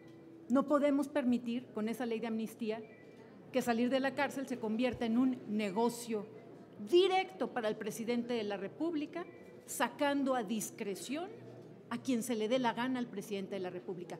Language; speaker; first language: Spanish; native; Spanish